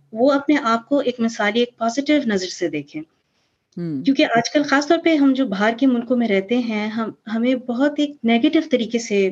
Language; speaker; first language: Urdu; early bilingual, heritage; Urdu